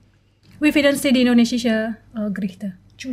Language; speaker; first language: German; non-native, learner; Indonesian